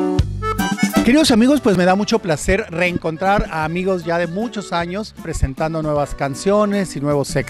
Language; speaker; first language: Spanish; native; Spanish